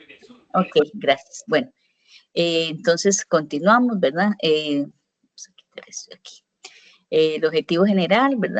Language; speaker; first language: Spanish; native; Spanish